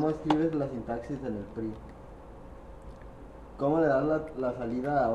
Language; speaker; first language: Spanish; native; Spanish